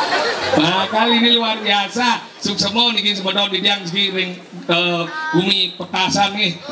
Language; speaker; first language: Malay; non-native, local second language; Balinese